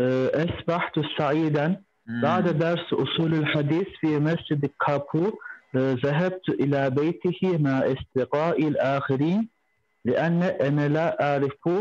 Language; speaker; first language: Arabic; non-native, learner; Turkish